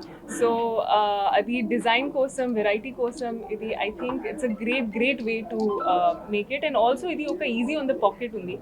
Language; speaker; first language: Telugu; non-native, learner; Hindi